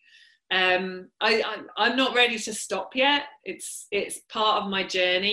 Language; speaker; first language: English; native; English